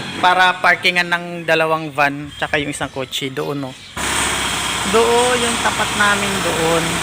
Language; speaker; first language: Filipino; native; Filipino